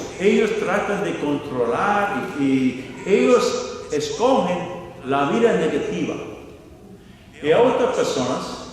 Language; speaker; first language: Spanish; non-native, fluent; English